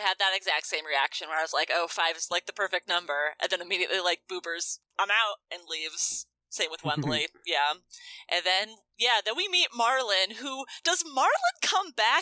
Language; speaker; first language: English; native; English